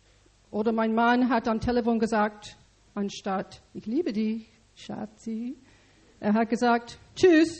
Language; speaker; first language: German; non-native, learner; English